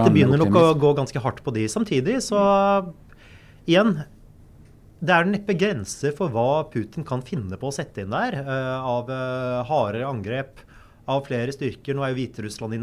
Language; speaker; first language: Norwegian; native; Norwegian